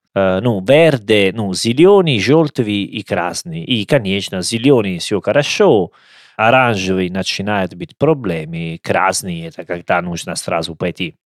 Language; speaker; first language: Russian; non-native, learner; Italian